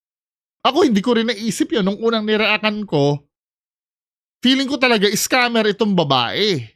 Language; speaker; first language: Filipino; native; Filipino